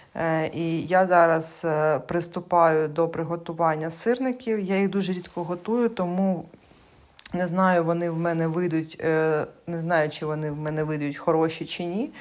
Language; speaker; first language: Ukrainian; non-native, local second language; Russian